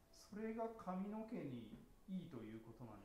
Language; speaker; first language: Japanese; native; Japanese